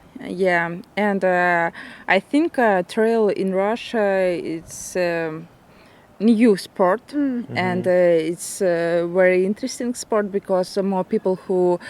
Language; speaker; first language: English; non-native, learner; Russian